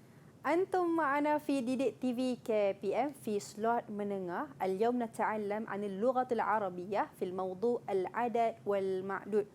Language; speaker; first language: Arabic; non-native, learner; Malay